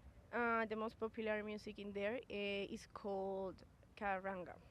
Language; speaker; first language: English; non-native, learner; Spanish